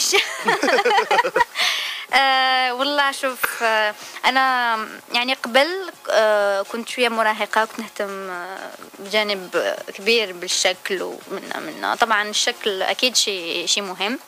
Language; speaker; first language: Arabic; native; Arabic